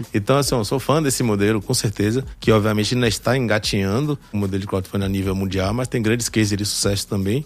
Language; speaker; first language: Portuguese; early bilingual, other home language; French